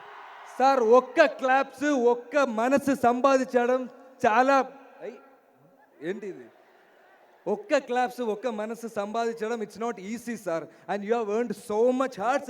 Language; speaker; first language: Telugu; non-native, learner; Malayalam